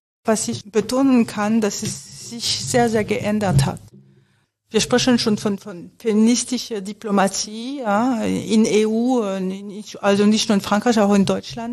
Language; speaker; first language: German; non-native, fluent; French